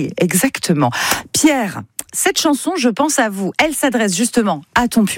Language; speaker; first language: French; native; French